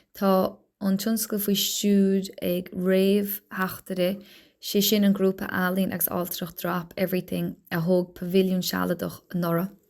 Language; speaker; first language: Irish; native; Irish